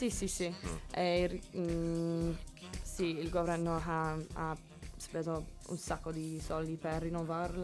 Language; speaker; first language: Italian; non-native, learner; English